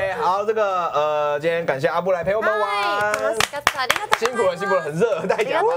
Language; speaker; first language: Chinese; native; Chinese